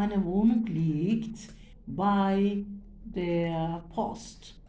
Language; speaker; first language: German; non-native, fluent; Turkish